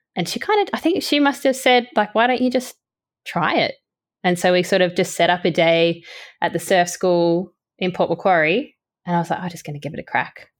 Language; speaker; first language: English; native; English